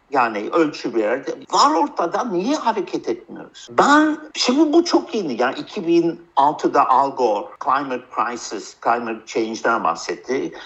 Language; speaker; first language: Turkish; early bilingual, heritage; Turkish